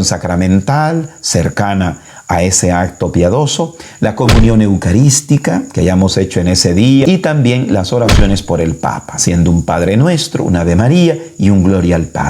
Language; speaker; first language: Spanish; native; Spanish